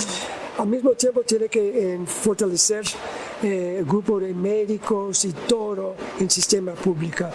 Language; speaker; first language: Spanish; non-native, learner; English